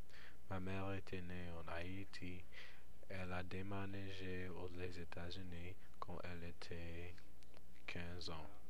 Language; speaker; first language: French; non-native, learner; English